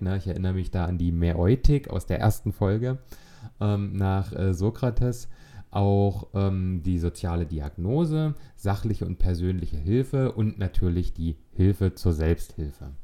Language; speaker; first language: German; native; German